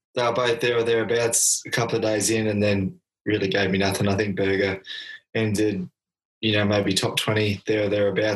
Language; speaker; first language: English; native; English